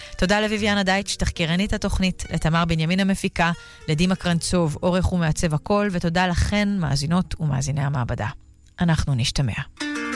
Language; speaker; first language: Hebrew; native; Hebrew